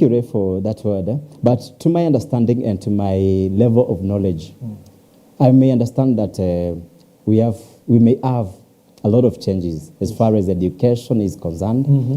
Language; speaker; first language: English; non-native, local second language; Swahili